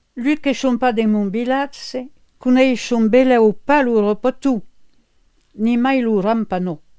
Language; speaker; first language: Occitan; native; Occitan